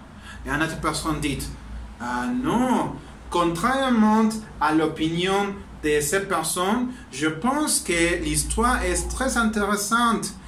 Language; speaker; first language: French; non-native, learner; Spanish